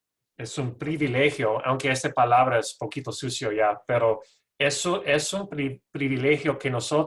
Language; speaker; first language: Spanish; non-native, learner; English